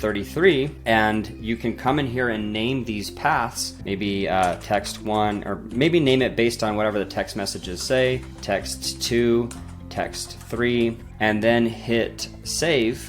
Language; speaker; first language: English; native; English